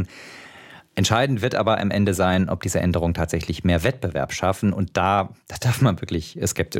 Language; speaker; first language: German; native; German